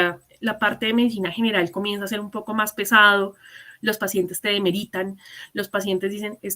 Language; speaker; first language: Spanish; native; Spanish